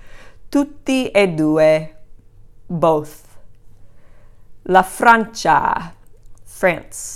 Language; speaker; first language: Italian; non-native, fluent; English